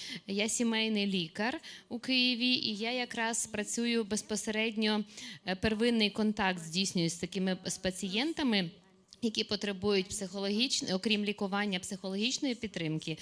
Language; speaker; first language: Ukrainian; native; Ukrainian